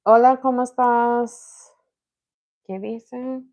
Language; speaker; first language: Spanish; non-native, learner; English